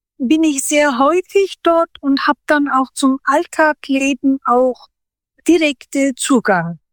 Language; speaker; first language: German; early bilingual, other home language; Turkish